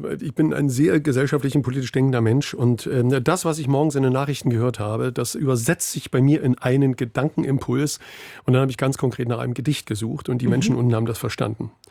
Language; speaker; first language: German; native; German